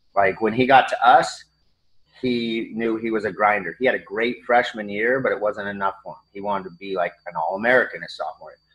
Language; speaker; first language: English; native; English